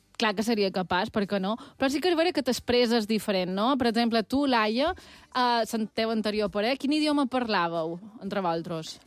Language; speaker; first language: Catalan; native; Catalan